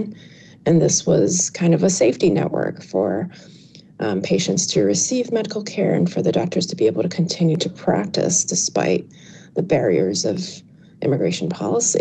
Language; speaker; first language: English; early bilingual, other home language; Chinese